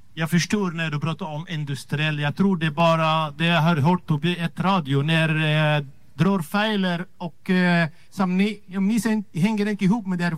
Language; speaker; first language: Swedish; non-native, fluent; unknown